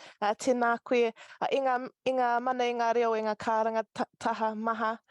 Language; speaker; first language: Māori; non-native, local second language; English